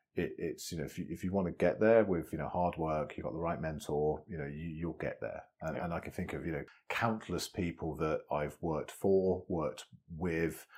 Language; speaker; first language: English; native; English